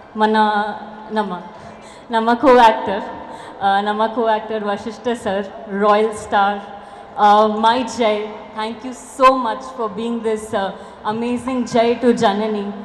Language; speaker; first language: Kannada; non-native, local second language; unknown